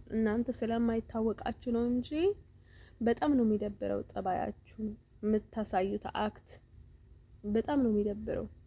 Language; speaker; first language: Amharic; native; Amharic